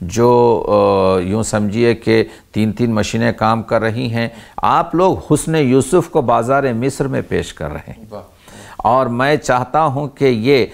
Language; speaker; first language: Hindi; native; Hindi